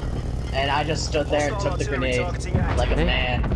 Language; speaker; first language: English; native; English